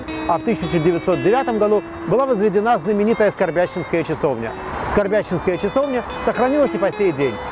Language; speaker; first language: Russian; native; Russian